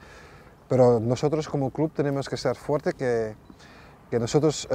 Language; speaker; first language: Spanish; non-native, fluent; Dutch